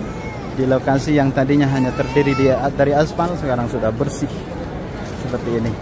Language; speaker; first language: Indonesian; native; Indonesian